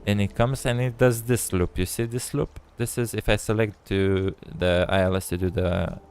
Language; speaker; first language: English; non-native, fluent; Romanian